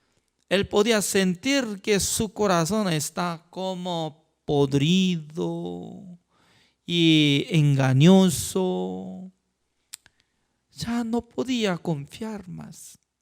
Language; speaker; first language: Spanish; non-native, fluent; Korean